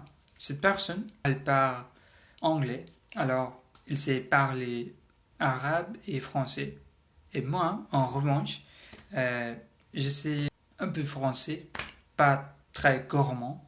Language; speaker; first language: French; non-native, learner; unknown